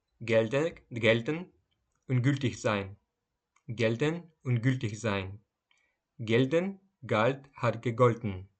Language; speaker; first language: German; non-native, fluent; Ukrainian